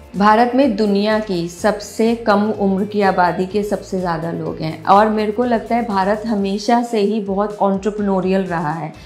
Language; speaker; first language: Hindi; native; Hindi